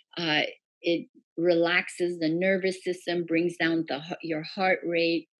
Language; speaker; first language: English; early bilingual, other home language; Persian